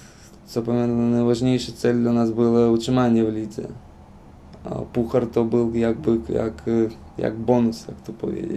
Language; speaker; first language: Polish; non-native, fluent; Lithuanian